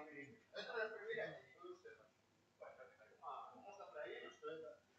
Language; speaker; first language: Russian; native; Russian